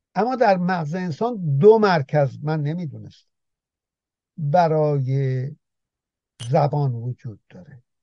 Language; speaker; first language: Persian; non-native, local second language; Azerbaijani